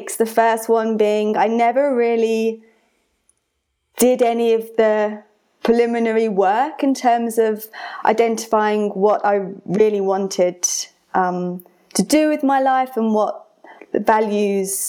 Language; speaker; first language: English; native; English